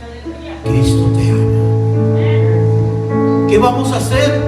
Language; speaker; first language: Spanish; native; Spanish